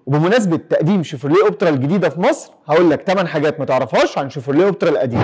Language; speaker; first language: Arabic; native; Arabic